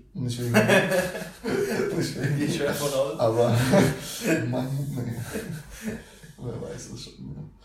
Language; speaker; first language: German; early bilingual, other home language; Russian